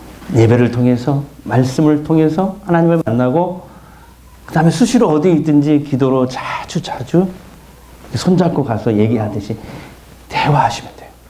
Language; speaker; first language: Korean; native; Korean